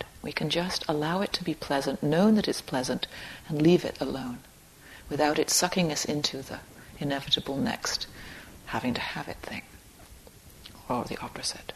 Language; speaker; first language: English; native; English